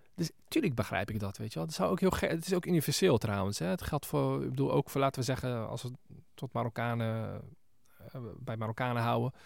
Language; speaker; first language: Dutch; early bilingual, other home language; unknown